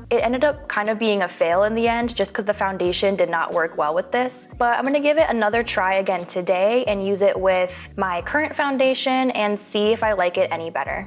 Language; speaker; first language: English; native; English